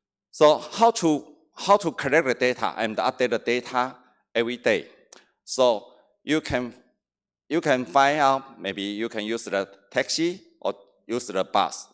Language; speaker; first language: English; non-native, learner; Chinese